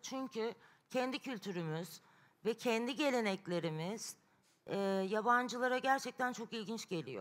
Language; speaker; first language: Turkish; native; Turkish